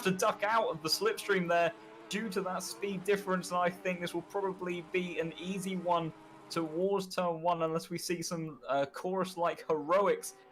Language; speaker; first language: English; native; English